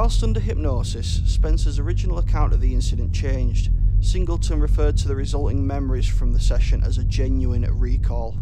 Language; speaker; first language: English; native; English